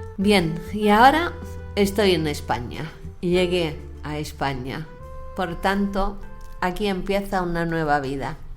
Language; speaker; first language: Spanish; non-native, fluent; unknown